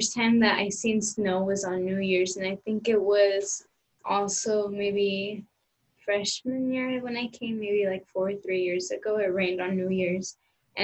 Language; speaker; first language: English; early bilingual, other home language; Spanish